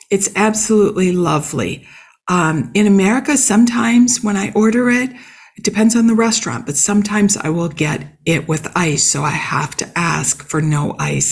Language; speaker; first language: English; native; English